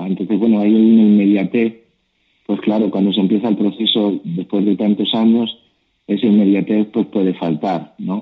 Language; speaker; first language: Spanish; native; Spanish